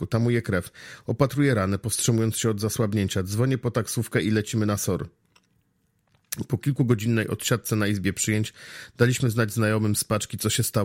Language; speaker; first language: Polish; native; Polish